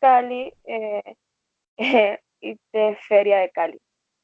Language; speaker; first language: English; non-native, learner; Spanish